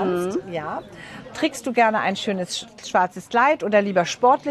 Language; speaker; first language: German; native; German